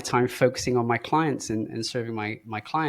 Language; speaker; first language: English; native; English